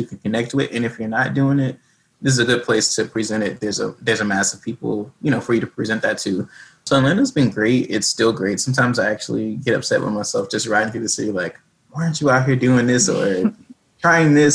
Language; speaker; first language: English; native; English